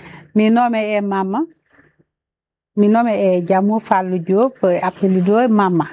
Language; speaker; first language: Portuguese; non-native, learner; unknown